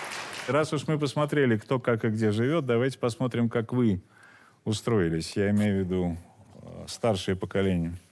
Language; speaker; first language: Russian; native; Russian